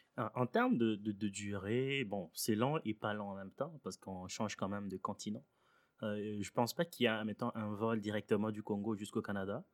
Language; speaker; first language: French; early bilingual, other home language; Swahili